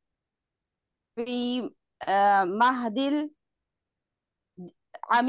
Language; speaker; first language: Arabic; non-native, learner; Urdu